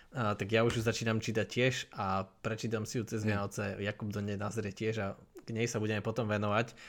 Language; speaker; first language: Slovak; native; Slovak